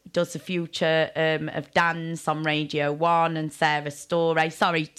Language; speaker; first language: English; native; English